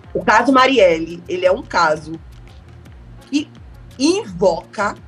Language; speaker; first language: Portuguese; native; Portuguese